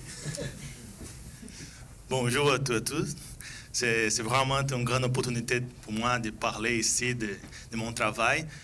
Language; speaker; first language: French; non-native, fluent; Portuguese